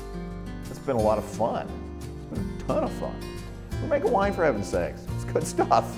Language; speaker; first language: English; native; English